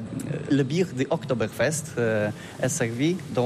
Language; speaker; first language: French; non-native, learner; Polish